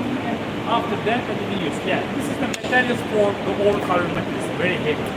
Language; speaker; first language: English; non-native, fluent; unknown